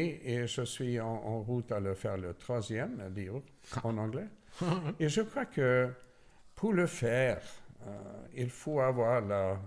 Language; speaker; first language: French; non-native, learner; Swedish